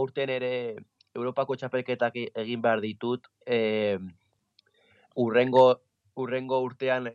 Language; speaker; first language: Basque; non-native, local second language; Spanish